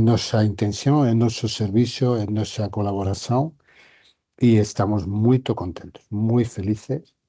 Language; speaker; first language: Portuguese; non-native, learner; Galician